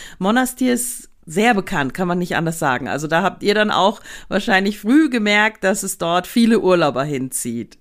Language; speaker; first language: German; native; German